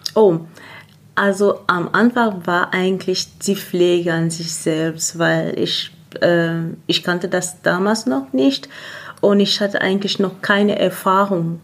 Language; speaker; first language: German; non-native, fluent; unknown